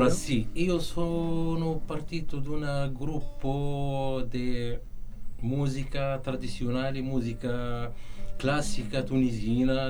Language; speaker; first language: Italian; non-native, learner; Arabic